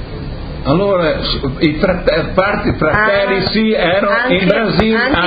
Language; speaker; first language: Italian; early bilingual, heritage; Portuguese